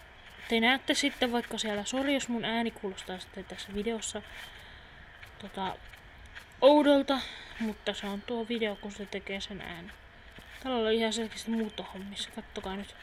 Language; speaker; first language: Finnish; native; Finnish